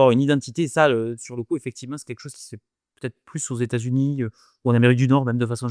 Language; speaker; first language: French; native; French